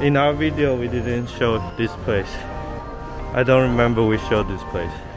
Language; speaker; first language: English; non-native, fluent; Chinese